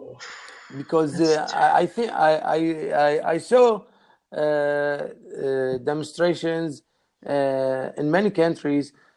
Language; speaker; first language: English; non-native, learner; Arabic